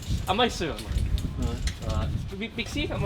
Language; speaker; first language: Korean; non-native, learner; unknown